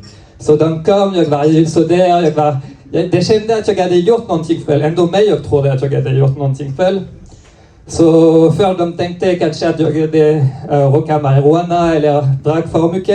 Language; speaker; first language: Swedish; non-native, learner; French